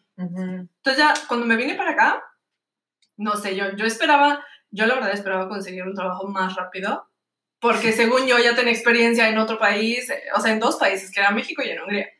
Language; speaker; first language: Spanish; native; Spanish